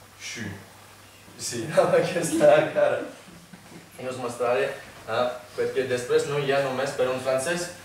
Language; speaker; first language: Catalan; non-native, fluent; French